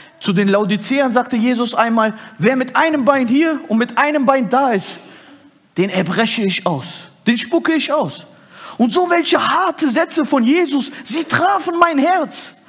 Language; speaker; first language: German; early bilingual, other home language; Turkish